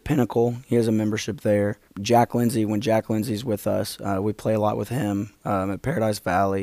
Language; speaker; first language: English; native; English